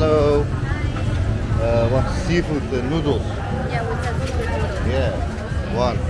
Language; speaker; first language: English; non-native, learner; Turkish